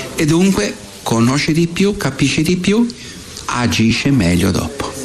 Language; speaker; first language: Italian; non-native, fluent; Portuguese